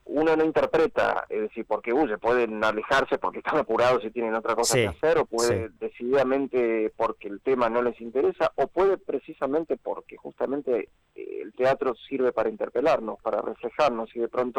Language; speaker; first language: Spanish; native; Spanish